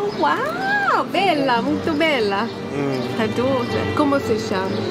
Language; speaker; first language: Italian; non-native, learner; English